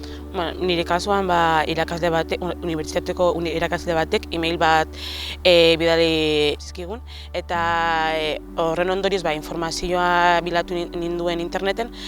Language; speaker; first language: Basque; non-native, local second language; Spanish